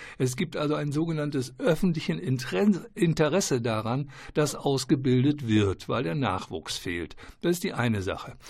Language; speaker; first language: German; native; German